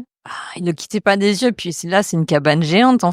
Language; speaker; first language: French; native; French